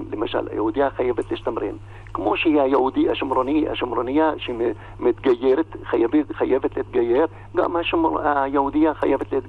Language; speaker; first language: Hebrew; non-native, local second language; Arabic